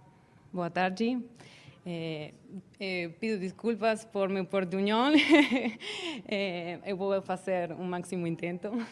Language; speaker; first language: Portuguese; non-native, learner; Spanish